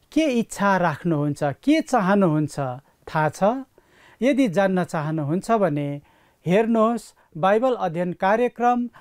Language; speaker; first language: Nepali; native; Nepali